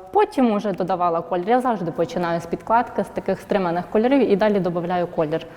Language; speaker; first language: Ukrainian; native; Ukrainian